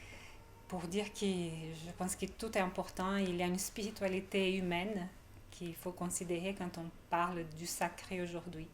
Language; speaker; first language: French; non-native, fluent; Portuguese